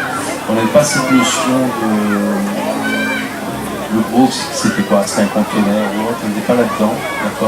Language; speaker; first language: French; native; French